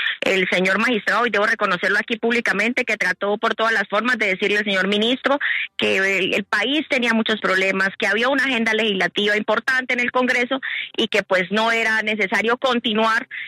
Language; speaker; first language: Spanish; native; Spanish